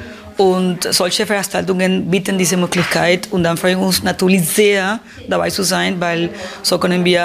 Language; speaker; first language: German; non-native, fluent; Spanish